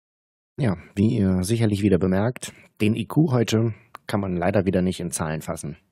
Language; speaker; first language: German; native; German